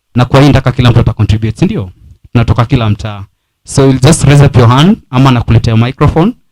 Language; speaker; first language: Swahili; non-native, local second language; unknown